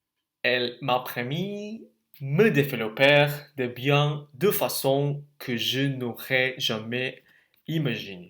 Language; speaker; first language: French; non-native, learner; Indonesian